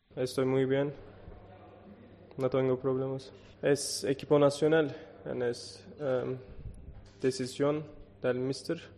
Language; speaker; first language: Spanish; non-native, learner; Turkish